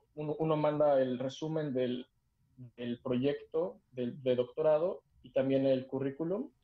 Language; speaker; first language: Spanish; native; Spanish